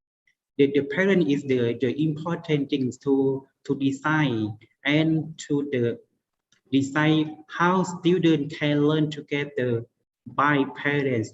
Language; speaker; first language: English; non-native, learner; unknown